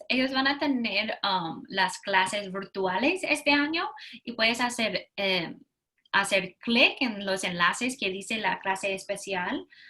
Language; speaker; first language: Spanish; non-native, fluent; English